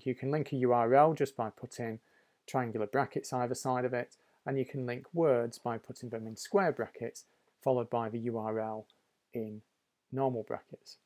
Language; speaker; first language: English; native; English